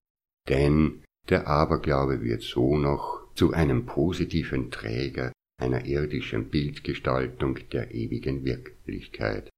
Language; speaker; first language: German; native; German